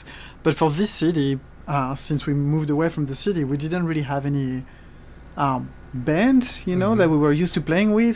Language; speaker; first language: English; non-native, fluent; French